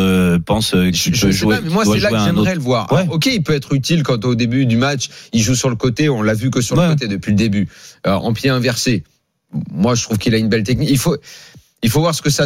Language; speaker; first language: French; native; French